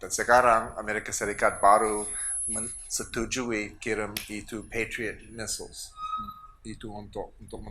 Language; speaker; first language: Indonesian; non-native, fluent; English